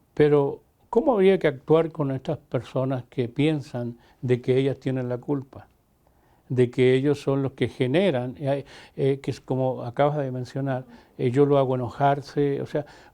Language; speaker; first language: Spanish; native; Spanish